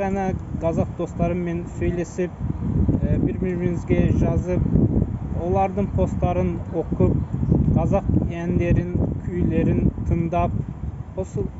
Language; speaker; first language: Kazakh; non-native, fluent; Azerbaijani